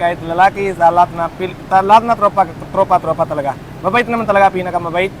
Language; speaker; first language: Filipino; non-native, learner; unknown